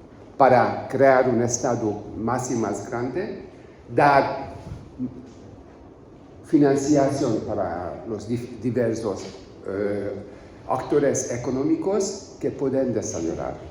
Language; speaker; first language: Spanish; non-native, learner; Hungarian